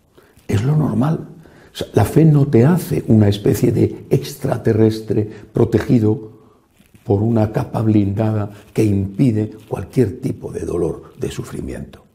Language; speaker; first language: Spanish; native; Spanish